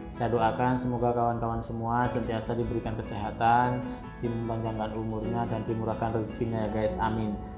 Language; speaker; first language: Indonesian; native; Indonesian